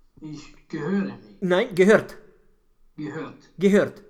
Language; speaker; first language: German; non-native, fluent; Romanian